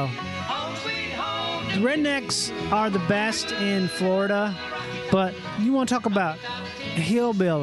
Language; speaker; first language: English; native; English